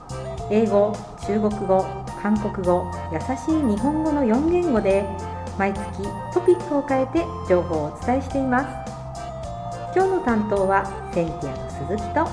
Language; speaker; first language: Japanese; native; Japanese